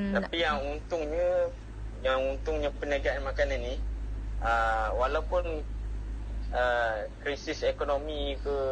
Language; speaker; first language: Malay; native; Malay